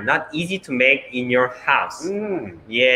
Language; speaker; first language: English; non-native, learner; Korean